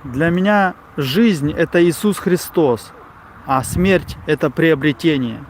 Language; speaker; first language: Russian; non-native, local second language; Ukrainian